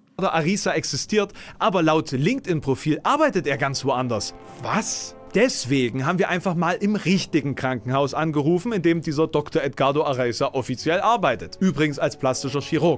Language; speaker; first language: German; native; German